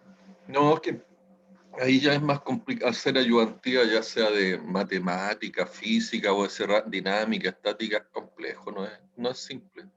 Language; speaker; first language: Spanish; native; Spanish